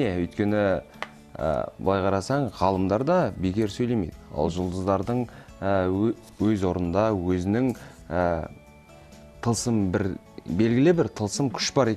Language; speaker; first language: Kazakh; native; Kazakh